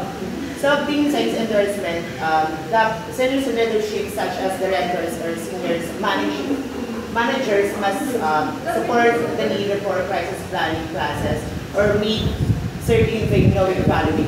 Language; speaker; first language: English; non-native, local second language; Filipino